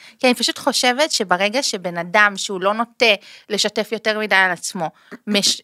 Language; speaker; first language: Hebrew; early bilingual, other home language; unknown